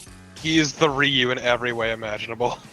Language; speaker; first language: English; native; English